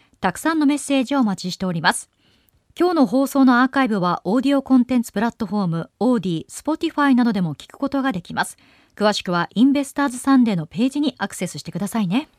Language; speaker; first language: Japanese; native; Japanese